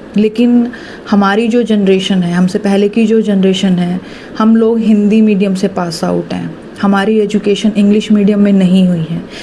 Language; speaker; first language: Hindi; native; Hindi